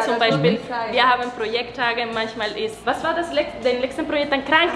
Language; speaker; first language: German; non-native, fluent; Spanish